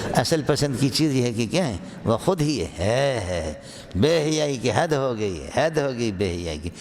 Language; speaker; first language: Urdu; non-native, local second language; Brahui